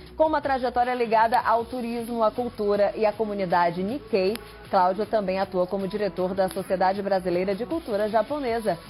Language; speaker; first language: Portuguese; native; Portuguese